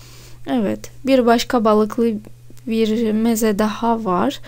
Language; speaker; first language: Turkish; non-native, fluent; Russian